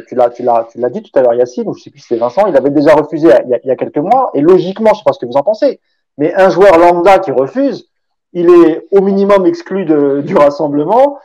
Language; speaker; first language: French; native; French